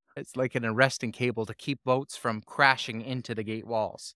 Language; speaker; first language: English; native; English